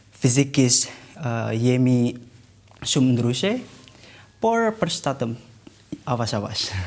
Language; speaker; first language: Albanian; non-native, learner; Indonesian